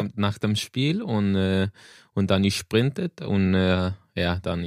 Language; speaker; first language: German; non-native, learner; Danish